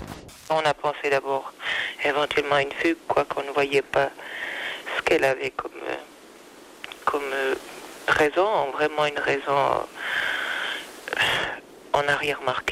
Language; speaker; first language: French; native; French